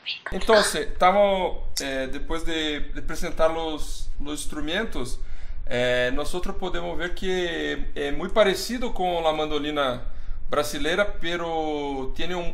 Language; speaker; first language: Spanish; non-native, fluent; Portuguese